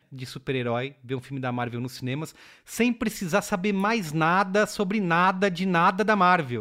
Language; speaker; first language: Portuguese; native; Portuguese